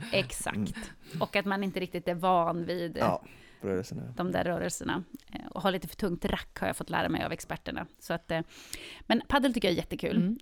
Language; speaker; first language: Swedish; native; Swedish